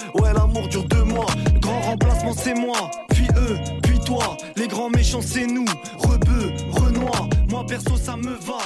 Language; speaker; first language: French; native; French